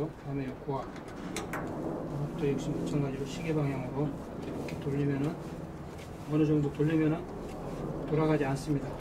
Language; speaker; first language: Korean; native; Korean